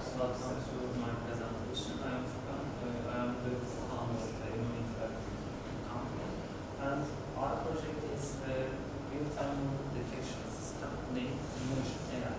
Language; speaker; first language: English; non-native, learner; Turkish